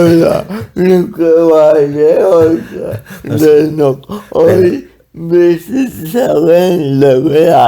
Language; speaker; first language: Basque; non-native, learner; Spanish